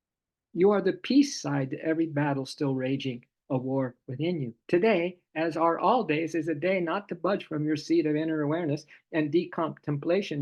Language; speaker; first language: English; native; English